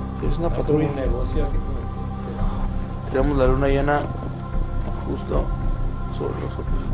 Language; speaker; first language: Spanish; native; Spanish